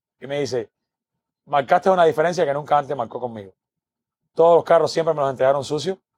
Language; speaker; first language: Spanish; native; Spanish